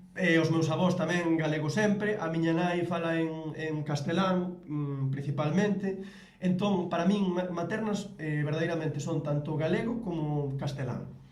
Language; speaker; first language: Galician; native; Galician